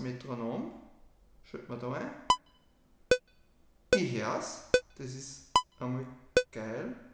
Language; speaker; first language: German; native; German